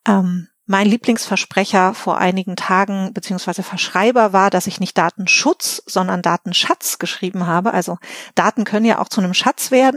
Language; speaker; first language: German; native; German